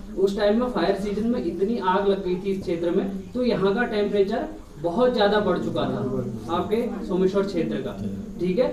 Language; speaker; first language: Hindi; native; Hindi